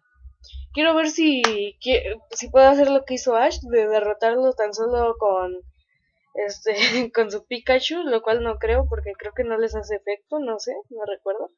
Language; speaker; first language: Spanish; native; Spanish